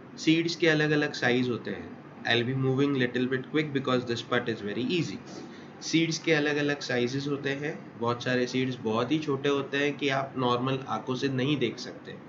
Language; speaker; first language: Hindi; non-native, local second language; Marathi